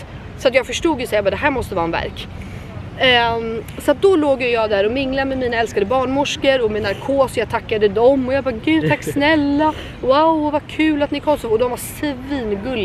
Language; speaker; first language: Swedish; native; Swedish